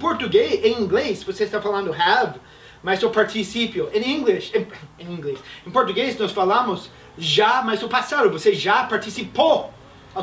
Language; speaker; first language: Portuguese; non-native, fluent; English